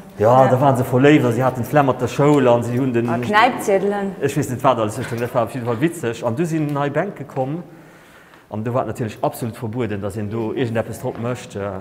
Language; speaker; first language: Luxembourgish; native; Luxembourgish